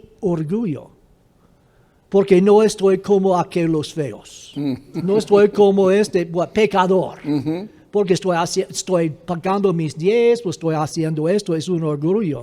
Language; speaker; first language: Spanish; non-native, fluent; English